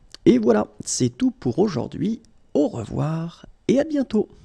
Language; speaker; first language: French; native; French